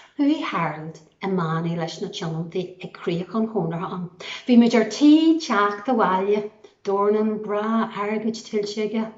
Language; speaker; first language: Irish; native; Irish